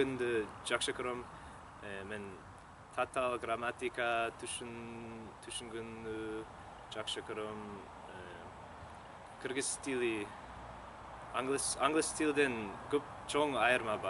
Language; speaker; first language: Kyrgyz; non-native, learner; English